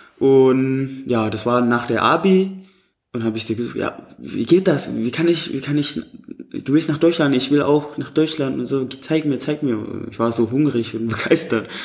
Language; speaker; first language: German; non-native, fluent; Indonesian